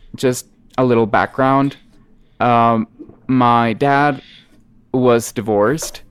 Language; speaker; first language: English; non-native, fluent; Spanish